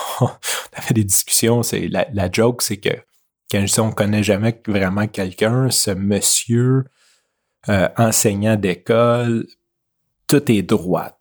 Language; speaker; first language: French; native; French